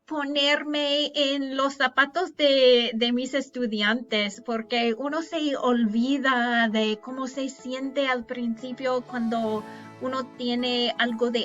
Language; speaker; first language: Spanish; non-native, fluent; English